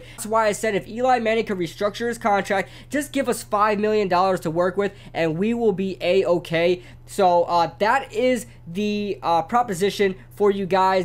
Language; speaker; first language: English; native; English